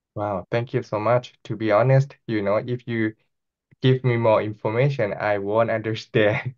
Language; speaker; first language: English; non-native, fluent; Thai